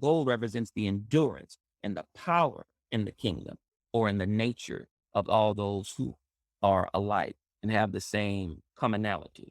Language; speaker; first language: English; native; English